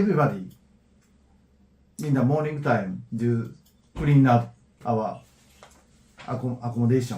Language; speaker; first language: English; non-native, learner; Japanese